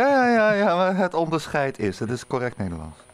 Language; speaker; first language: Dutch; native; Dutch